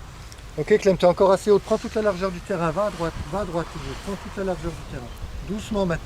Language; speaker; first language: French; native; French